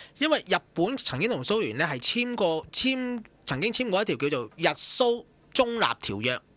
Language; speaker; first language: Cantonese; native; Cantonese